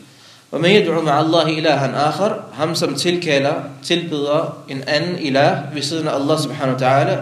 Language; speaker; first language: Danish; non-native, local second language; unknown